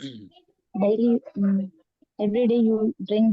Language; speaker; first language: English; non-native, learner; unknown